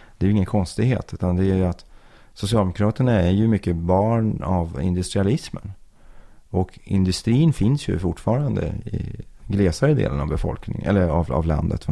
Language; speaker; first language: Swedish; early bilingual, other home language; Persian